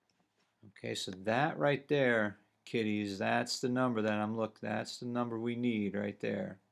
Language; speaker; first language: English; native; English